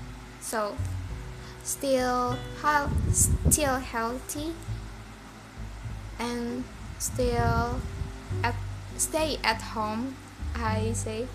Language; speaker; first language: English; non-native, learner; Indonesian